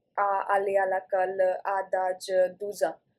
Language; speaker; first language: French; non-native, learner; Punjabi